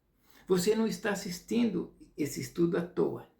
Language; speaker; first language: Portuguese; native; Portuguese